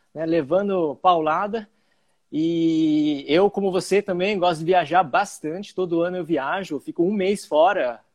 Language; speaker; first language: Portuguese; early bilingual, other home language; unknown